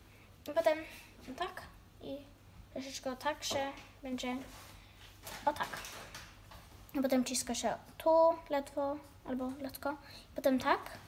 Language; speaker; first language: Polish; early bilingual, heritage; Polish